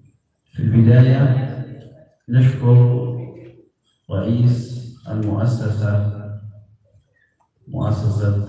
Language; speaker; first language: Arabic; non-native, fluent; Indonesian